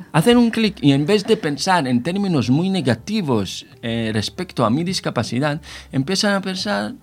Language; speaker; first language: Spanish; non-native, fluent; Hebrew